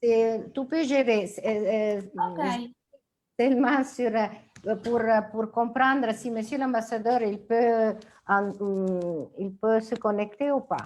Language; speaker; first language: French; non-native, fluent; Italian